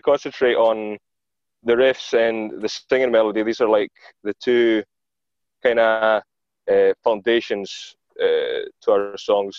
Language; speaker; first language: English; non-native, fluent; Greek